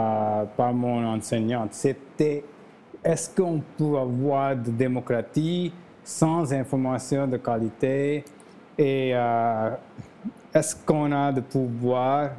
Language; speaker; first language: French; non-native, learner; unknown